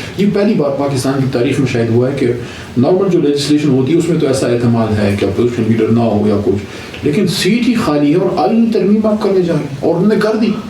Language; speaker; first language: Urdu; non-native, local second language; Pashto